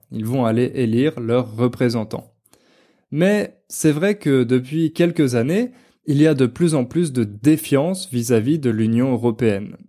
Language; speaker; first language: French; native; French